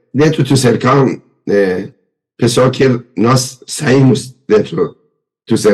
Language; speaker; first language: Portuguese; non-native, learner; Persian